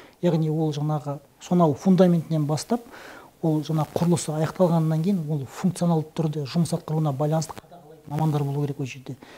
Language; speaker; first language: Kazakh; non-native, local second language; Russian